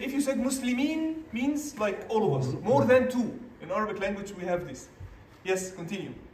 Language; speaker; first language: English; non-native, fluent; Arabic